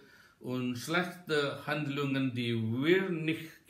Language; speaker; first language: German; non-native, learner; Indonesian